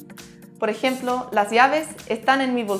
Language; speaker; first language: Spanish; non-native, fluent; English